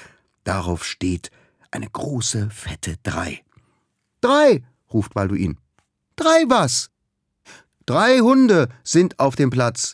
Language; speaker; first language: German; native; German